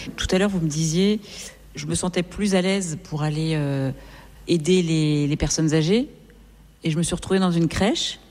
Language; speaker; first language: French; native; French